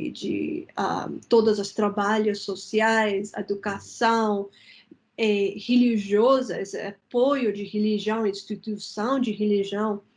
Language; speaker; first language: Portuguese; non-native, fluent; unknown